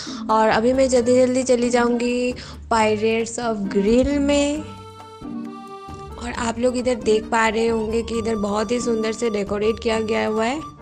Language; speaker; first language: Hindi; non-native, local second language; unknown